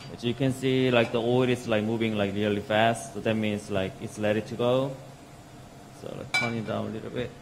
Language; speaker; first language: English; non-native, learner; Korean